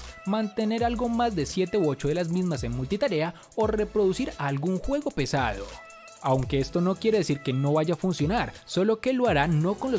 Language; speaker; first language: Spanish; native; Spanish